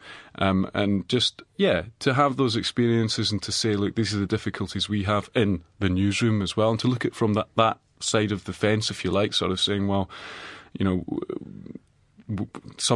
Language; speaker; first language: English; native; English